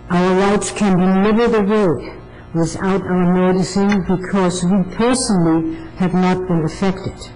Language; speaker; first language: English; non-native, fluent; German